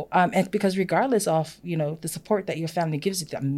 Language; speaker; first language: English; non-native, fluent; Samoan